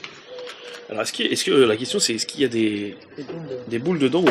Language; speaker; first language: French; native; French